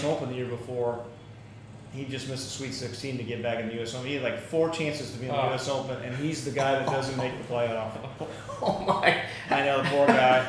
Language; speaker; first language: English; native; English